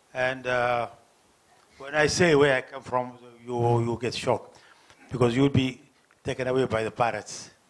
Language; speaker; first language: English; non-native, learner; Somali